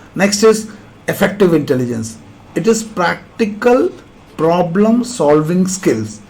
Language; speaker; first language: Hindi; non-native, local second language; Malayalam